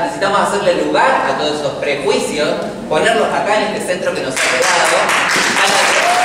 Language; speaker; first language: Spanish; native; Spanish